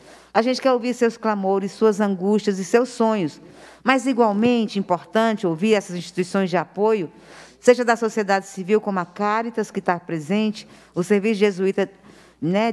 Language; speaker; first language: Portuguese; native; Portuguese